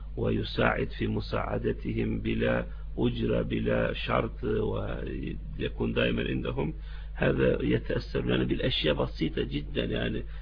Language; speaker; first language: Arabic; non-native, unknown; Turkish